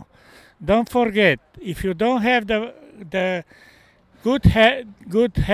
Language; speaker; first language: English; non-native, learner; Romanian